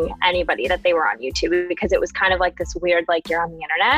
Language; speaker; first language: English; native; English